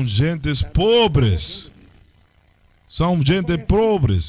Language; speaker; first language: Portuguese; non-native, learner; Spanish